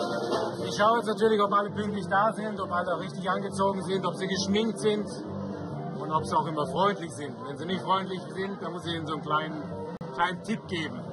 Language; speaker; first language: German; native; German